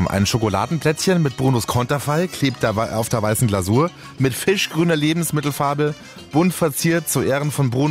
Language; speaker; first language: German; native; German